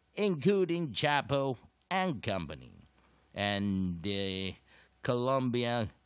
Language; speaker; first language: English; non-native, fluent; Chinese